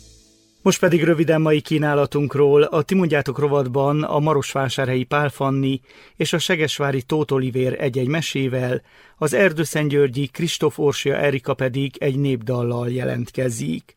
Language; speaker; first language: Hungarian; native; Hungarian